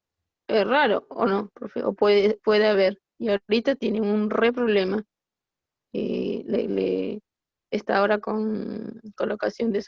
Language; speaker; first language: Spanish; native; Spanish